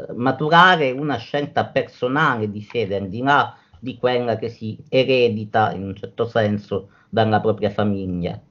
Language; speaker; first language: Italian; native; Italian